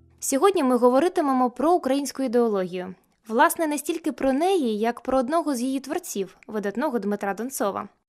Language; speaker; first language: Ukrainian; native; Ukrainian